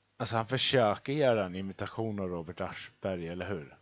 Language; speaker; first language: Swedish; native; Swedish